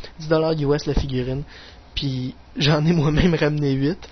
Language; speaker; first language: French; native; French